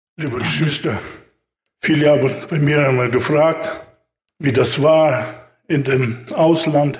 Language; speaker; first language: German; non-native, fluent; Russian